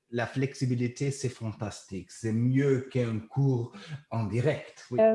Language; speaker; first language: French; non-native, learner; German